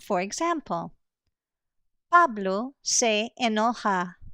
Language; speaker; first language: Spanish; non-native, fluent; English